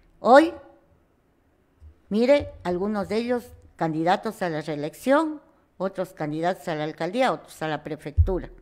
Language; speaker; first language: Spanish; native; Spanish